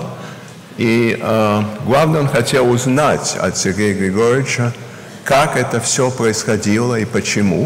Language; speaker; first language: Russian; early bilingual, heritage; Russian